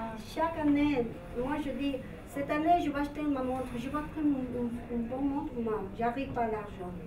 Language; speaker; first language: French; non-native, learner; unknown